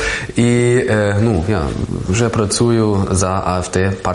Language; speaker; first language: Ukrainian; non-native, learner; German